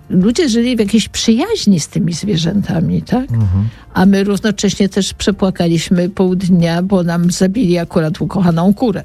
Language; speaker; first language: Polish; native; Polish